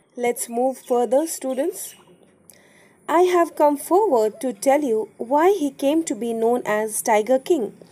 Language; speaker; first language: English; non-native, local second language; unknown